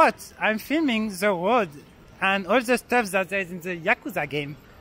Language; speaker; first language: English; non-native, learner; French